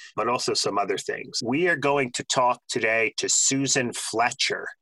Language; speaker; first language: English; native; English